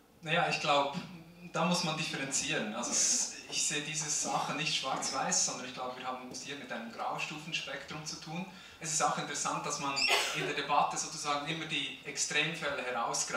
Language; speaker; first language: German; native; German